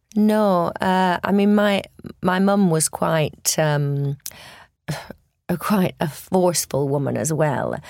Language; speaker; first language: English; native; English